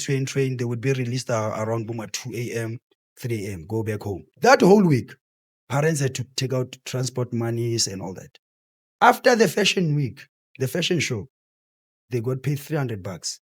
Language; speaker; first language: English; non-native, local second language; Southern Sotho